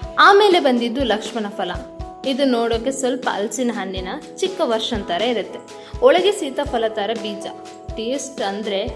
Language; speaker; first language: Kannada; non-native, local second language; Tulu